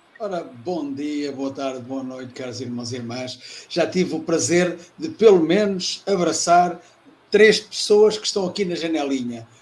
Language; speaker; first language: Portuguese; native; Portuguese